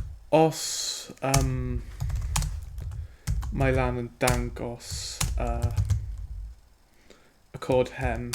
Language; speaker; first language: Welsh; non-native, learner; English